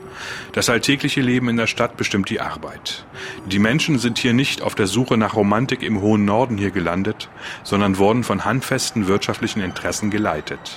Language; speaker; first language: German; native; German